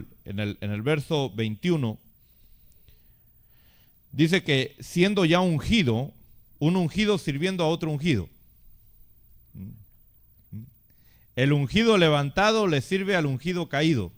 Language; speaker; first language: Spanish; native; Spanish